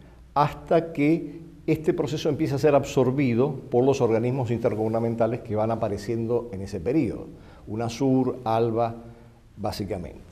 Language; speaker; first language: Spanish; native; Spanish